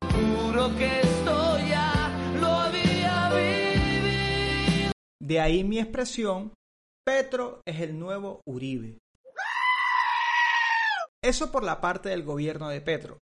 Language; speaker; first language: Spanish; native; Spanish